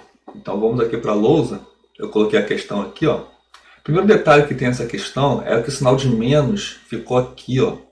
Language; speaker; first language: Portuguese; native; Portuguese